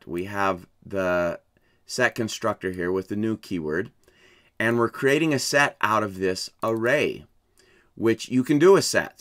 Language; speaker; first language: English; native; English